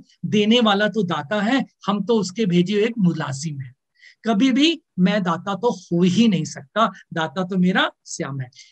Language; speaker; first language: Hindi; native; Hindi